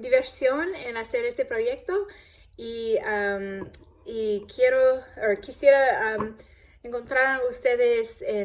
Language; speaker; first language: Spanish; non-native, learner; English